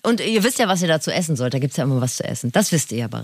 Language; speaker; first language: German; native; German